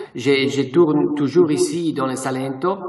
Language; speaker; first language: French; non-native, fluent; Italian